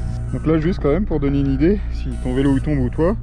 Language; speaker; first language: French; native; French